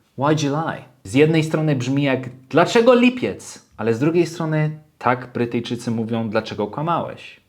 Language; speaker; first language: Polish; early bilingual, heritage; Polish